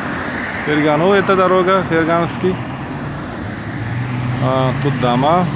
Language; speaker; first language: Russian; non-native, local second language; Uzbek